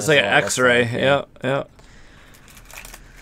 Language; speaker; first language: English; native; English